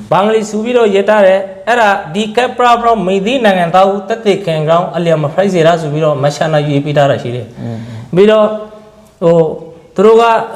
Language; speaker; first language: Burmese; non-native, local second language; Rohingya